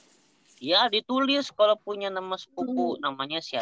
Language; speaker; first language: Indonesian; native; Indonesian